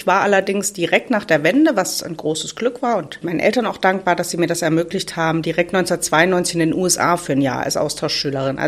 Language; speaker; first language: German; native; German